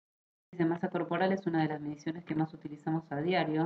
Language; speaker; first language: Spanish; native; Spanish